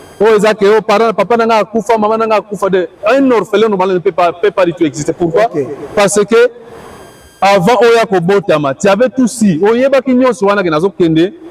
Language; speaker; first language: Lingala; non-native, local second language; Kongo